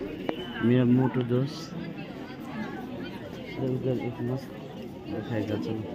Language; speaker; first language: Hindi; non-native, local second language; Nepali